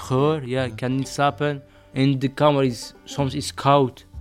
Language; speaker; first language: Dutch; non-native, learner; Arabic